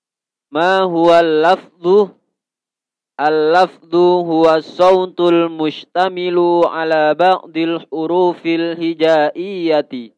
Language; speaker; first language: Arabic; non-native, learner; Indonesian